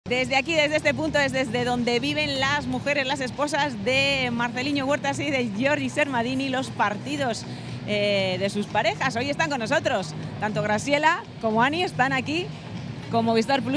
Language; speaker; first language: Spanish; native; Spanish